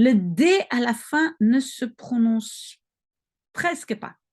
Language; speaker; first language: French; non-native, local second language; Dutch